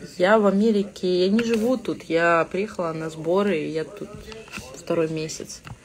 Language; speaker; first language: Russian; early bilingual, other home language; Georgian